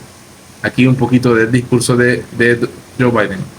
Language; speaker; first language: Spanish; native; Spanish